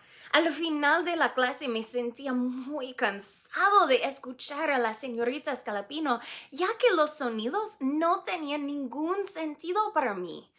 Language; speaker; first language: Spanish; non-native, fluent; English